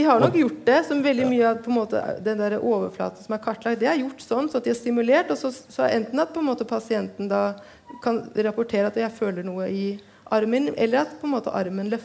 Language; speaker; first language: Norwegian; native; Norwegian